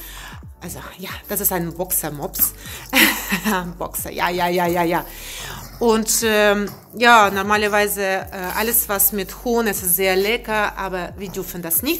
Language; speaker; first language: German; non-native, learner; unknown